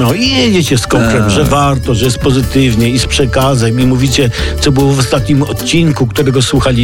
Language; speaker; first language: Polish; native; Polish